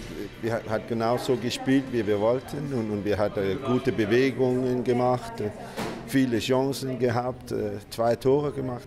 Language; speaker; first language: German; non-native, fluent; Danish